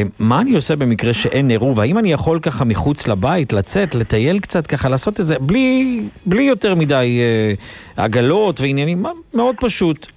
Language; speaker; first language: Hebrew; native; Hebrew